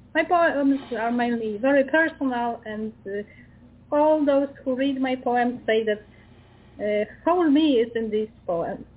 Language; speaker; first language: English; non-native, learner; Polish